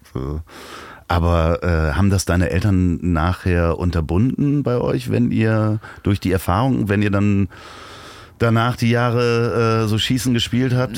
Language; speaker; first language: German; native; German